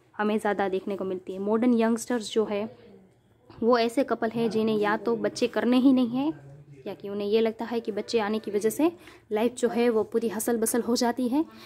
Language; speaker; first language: Hindi; non-native, local second language; Gujarati